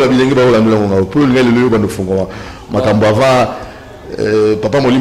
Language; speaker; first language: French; non-native, local second language; Lingala